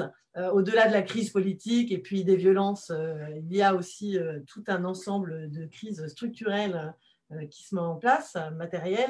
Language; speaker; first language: French; native; French